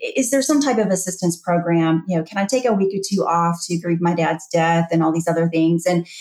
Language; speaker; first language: English; native; English